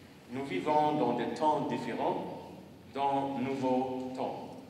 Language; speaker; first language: French; non-native, local second language; Arabic